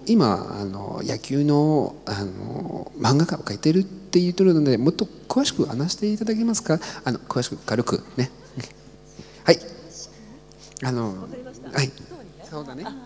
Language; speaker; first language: Japanese; non-native, learner; French